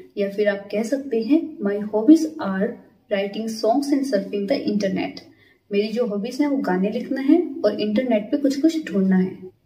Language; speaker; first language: Hindi; native; Hindi